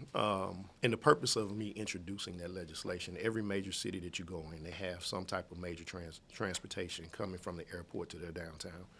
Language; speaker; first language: English; native; English